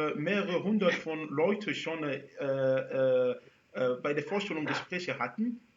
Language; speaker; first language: German; non-native, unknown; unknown